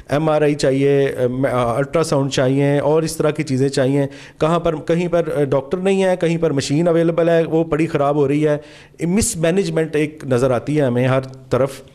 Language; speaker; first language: Urdu; non-native, local second language; Punjabi